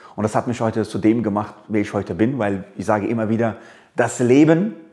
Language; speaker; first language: German; early bilingual, other home language; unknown